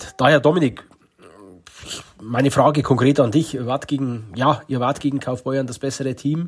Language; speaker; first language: German; native; German